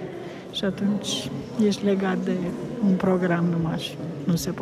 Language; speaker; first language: Romanian; non-native, local second language; Hungarian